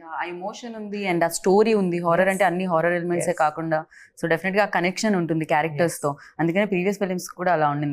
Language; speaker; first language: Telugu; native; Telugu